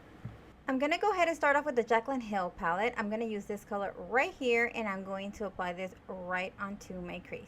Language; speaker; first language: English; native; English